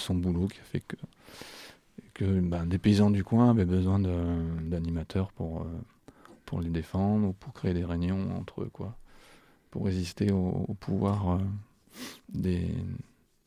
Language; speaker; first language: French; native; French